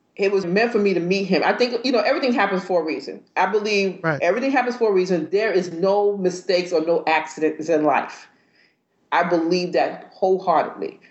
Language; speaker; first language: English; native; English